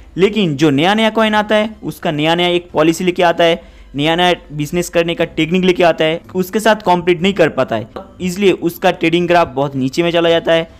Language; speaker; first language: Hindi; non-native, local second language; Bangla